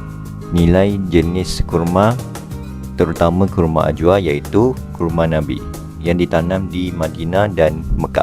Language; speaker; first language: Malay; native; Malay